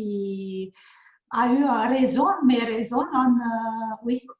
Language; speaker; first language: French; non-native, learner; Hungarian